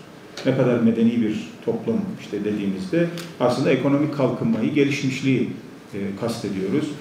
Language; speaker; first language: Turkish; native; Turkish